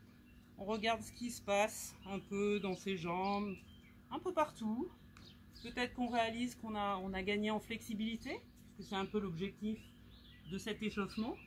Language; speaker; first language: French; native; French